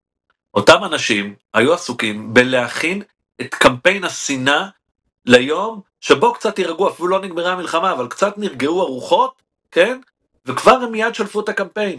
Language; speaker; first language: Hebrew; native; Hebrew